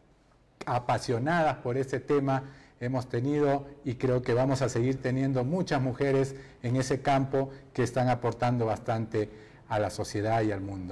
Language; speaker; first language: Spanish; native; Spanish